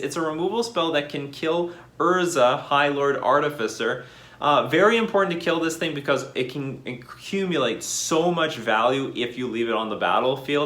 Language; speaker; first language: English; native; English